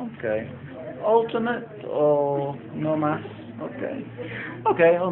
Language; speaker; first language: Spanish; non-native, learner; English